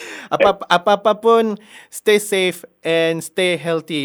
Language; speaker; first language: English; non-native, local second language; Malay